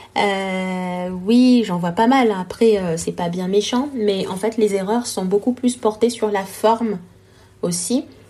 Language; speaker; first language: French; non-native, local second language; Lingala